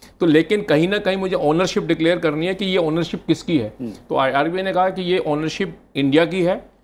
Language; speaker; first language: Hindi; native; Hindi